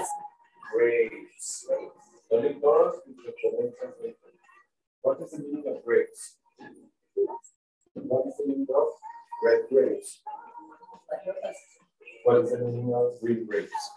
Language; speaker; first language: English; non-native, fluent; Spanish